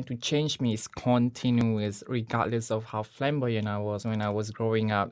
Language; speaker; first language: English; non-native, local second language; Malay